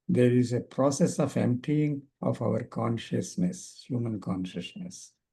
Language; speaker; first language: English; non-native, local second language; Telugu